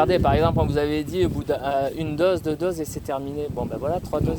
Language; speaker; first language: French; native; French